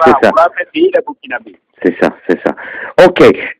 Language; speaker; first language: French; non-native, learner; Italian